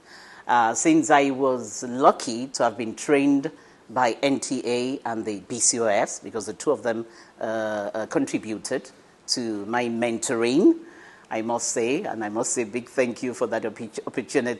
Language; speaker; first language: English; non-native, local second language; Yoruba